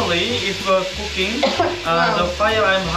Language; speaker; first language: English; non-native, learner; Indonesian